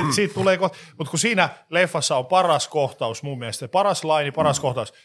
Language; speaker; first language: Finnish; native; Finnish